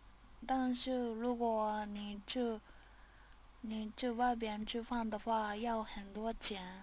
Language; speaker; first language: Chinese; non-native, learner; Japanese